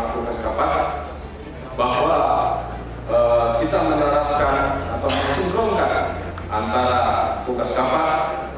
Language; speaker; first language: Indonesian; native; Indonesian